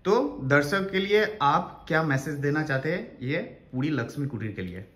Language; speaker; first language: Hindi; non-native, local second language; Bangla